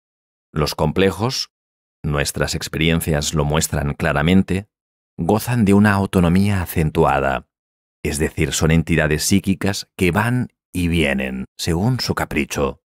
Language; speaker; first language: Spanish; native; Spanish